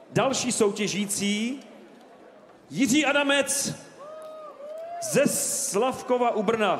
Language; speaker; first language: Czech; native; Czech